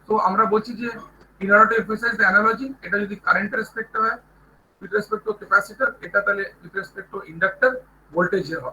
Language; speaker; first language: Bangla; native; Bangla